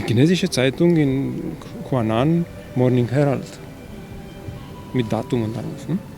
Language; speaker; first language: German; non-native, fluent; Chinese